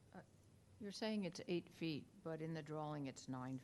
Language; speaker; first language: English; native; English